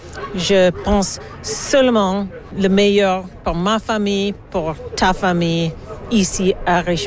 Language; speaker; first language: French; non-native, learner; English